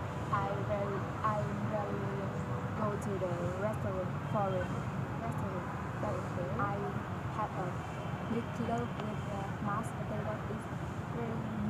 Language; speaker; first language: English; non-native, learner; Vietnamese